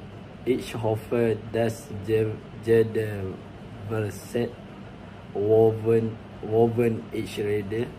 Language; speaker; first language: German; non-native, learner; Malay